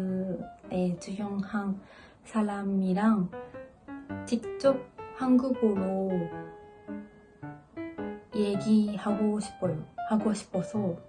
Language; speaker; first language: Korean; non-native, learner; Japanese